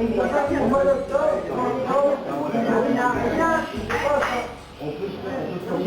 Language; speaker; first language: French; native; French